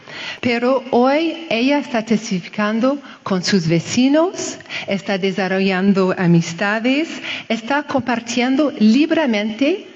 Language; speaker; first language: Spanish; non-native, fluent; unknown